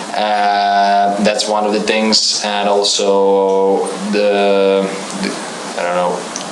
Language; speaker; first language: English; non-native, fluent; Croatian